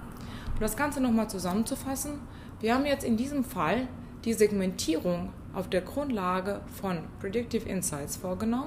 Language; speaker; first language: German; non-native, fluent; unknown